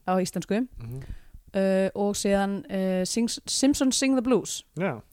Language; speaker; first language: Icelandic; non-native, fluent; English